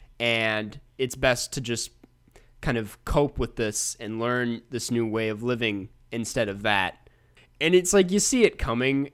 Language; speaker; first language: English; native; English